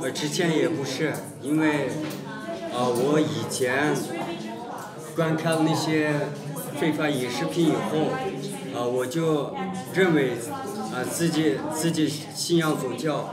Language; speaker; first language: Chinese; non-native, local second language; Uyghur